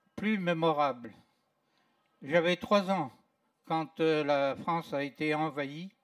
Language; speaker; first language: French; native; French